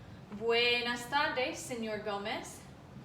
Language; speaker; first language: Spanish; non-native, fluent; English